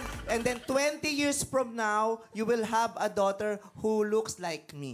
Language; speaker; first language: English; non-native, local second language; Filipino